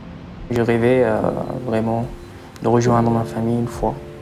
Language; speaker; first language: French; non-native, fluent; Arabic